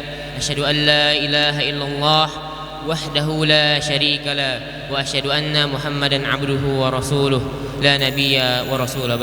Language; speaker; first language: Arabic; non-native, learner; Indonesian